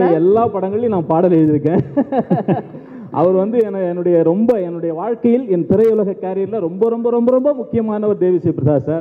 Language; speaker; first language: Tamil; native; Tamil